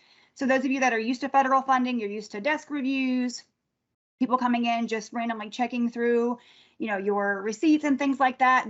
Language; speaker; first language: English; native; English